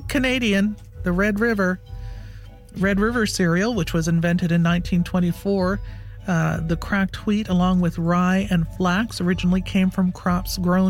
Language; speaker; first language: English; native; English